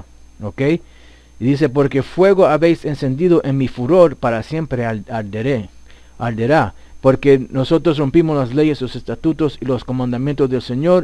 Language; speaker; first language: Spanish; early bilingual, heritage; Spanish